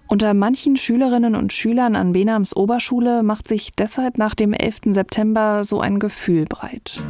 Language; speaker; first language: German; native; German